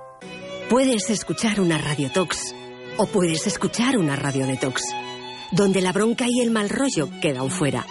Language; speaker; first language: Spanish; native; Spanish